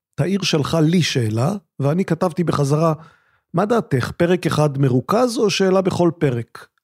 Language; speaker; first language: Hebrew; native; Hebrew